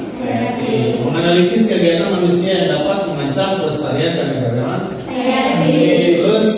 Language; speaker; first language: Indonesian; native; Indonesian